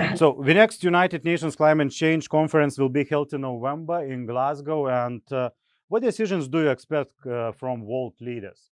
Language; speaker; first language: English; non-native, fluent; Lithuanian